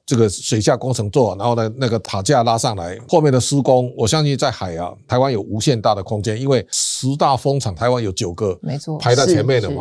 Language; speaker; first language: Chinese; native; Chinese